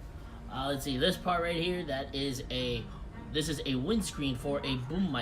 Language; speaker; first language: English; native; English